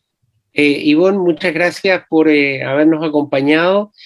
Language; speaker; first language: Spanish; native; Spanish